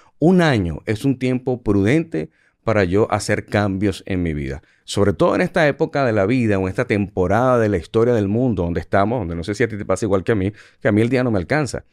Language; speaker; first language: Spanish; native; Spanish